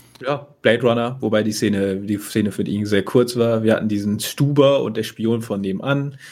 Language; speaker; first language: German; native; German